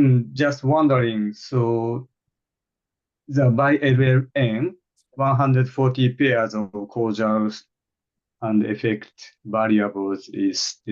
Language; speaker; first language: English; non-native, fluent; Japanese